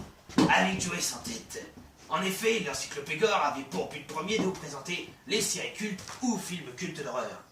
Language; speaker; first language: French; native; French